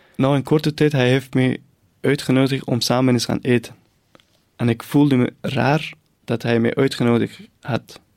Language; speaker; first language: Dutch; non-native, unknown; Persian